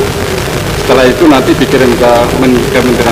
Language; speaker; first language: Indonesian; native; Indonesian